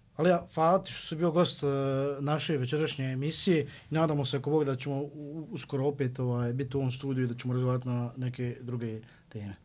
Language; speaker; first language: Bosnian; native; Bosnian